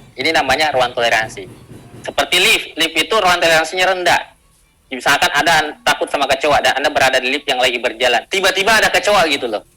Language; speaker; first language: Indonesian; non-native, local second language; Buginese